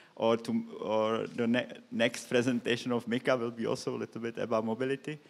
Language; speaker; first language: English; non-native, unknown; Czech